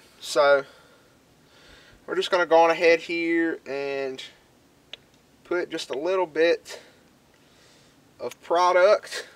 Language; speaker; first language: English; native; English